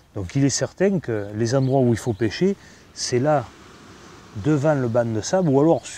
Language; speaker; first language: French; native; French